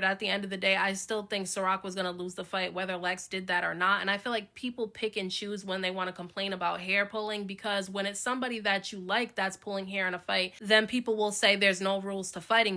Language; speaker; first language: English; native; English